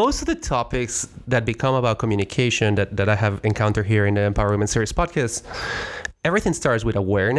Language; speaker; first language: English; non-native, fluent; Spanish